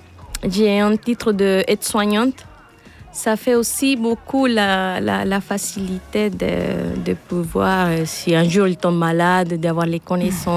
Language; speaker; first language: French; non-native, learner; Spanish